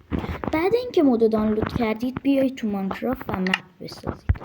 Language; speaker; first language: Persian; native; Persian